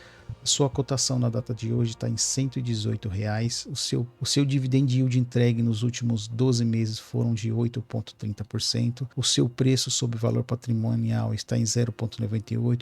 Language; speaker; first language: Portuguese; native; Portuguese